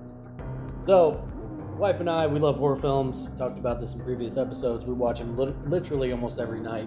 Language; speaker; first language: English; native; English